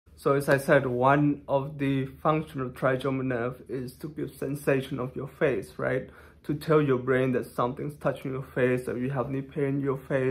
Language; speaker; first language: English; non-native, fluent; Thai